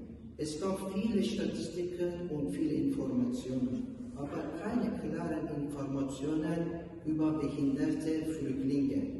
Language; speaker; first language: German; non-native, learner; Turkish